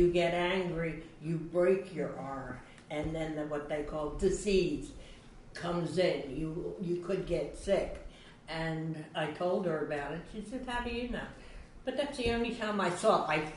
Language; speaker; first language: English; early bilingual, other home language; Swedish